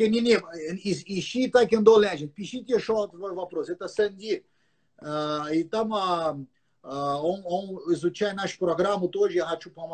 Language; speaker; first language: Russian; non-native, learner; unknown